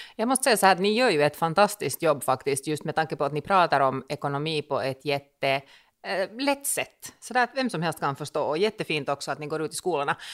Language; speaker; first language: Swedish; native; Swedish